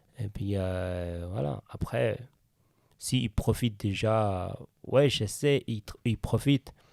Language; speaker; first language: French; non-native, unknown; Tigrinya